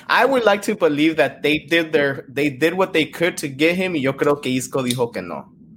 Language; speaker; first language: English; early bilingual, other home language; Spanish